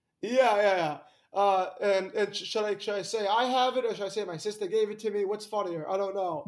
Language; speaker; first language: English; native; English